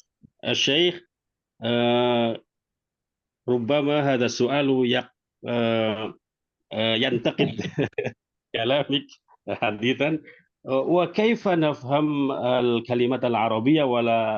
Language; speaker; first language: Arabic; non-native, fluent; Indonesian